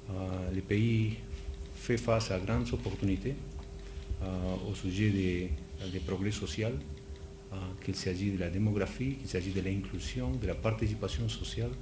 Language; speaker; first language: French; non-native, fluent; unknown